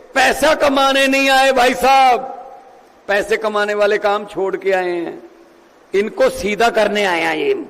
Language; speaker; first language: Hindi; non-native, local second language; Punjabi